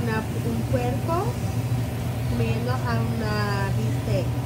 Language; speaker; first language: Spanish; non-native, learner; English